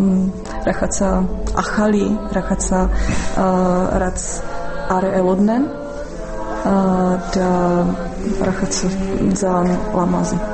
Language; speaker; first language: Georgian; non-native, fluent; Czech